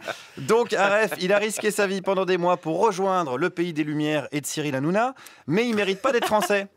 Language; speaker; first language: French; native; French